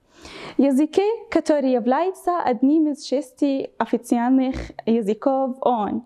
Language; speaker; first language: Russian; non-native, fluent; Arabic